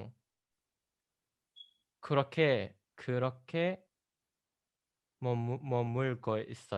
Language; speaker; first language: Korean; non-native, learner; Indonesian